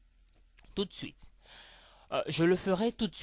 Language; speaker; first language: French; non-native, fluent; English